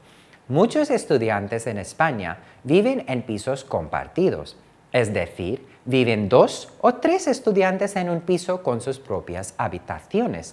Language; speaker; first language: Spanish; non-native, fluent; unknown